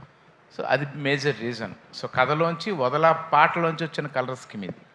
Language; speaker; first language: Telugu; native; Telugu